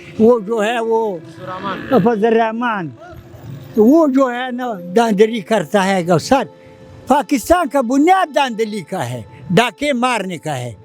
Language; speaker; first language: Urdu; non-native, local second language; Pashto